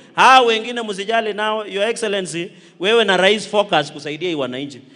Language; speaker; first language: Swahili; non-native, local second language; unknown